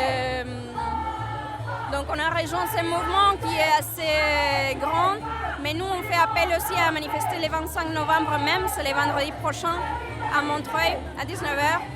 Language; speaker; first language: French; non-native, fluent; Spanish